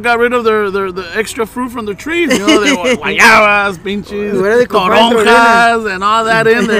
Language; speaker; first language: English; early bilingual, other home language; Spanish